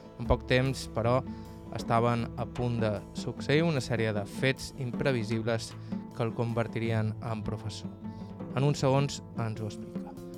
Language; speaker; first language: Catalan; native; Catalan